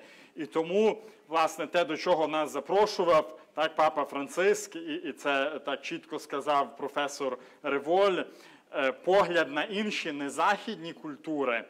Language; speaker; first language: Ukrainian; native; Ukrainian